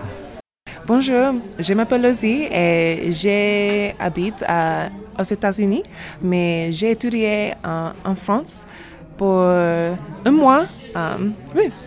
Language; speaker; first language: French; non-native, learner; English